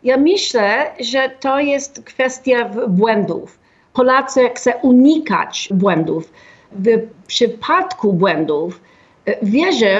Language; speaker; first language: Polish; non-native, fluent; English